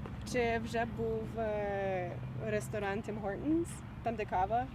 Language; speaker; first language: Ukrainian; early bilingual, heritage; Ukrainian